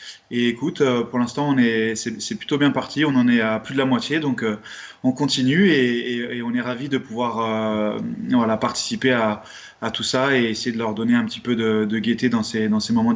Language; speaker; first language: French; native; French